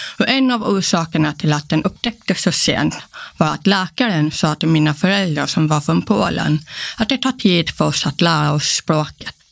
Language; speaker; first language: Swedish; non-native, local second language; Polish